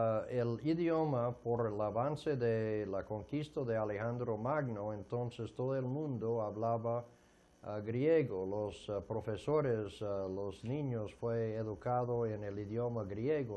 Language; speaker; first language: Spanish; non-native, fluent; English